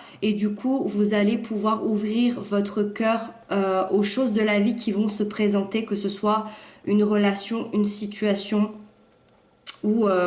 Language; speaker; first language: French; native; French